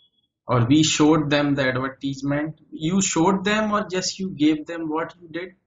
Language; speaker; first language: English; non-native, local second language; Hindi